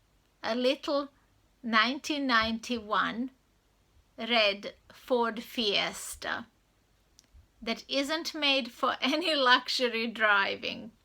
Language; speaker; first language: English; non-native, fluent; Serbian